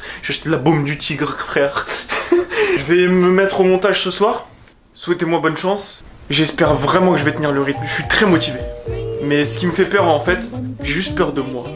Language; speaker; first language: French; native; French